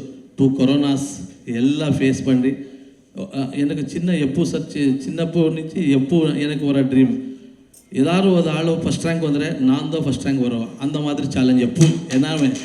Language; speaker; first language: Tamil; non-native, learner; Kannada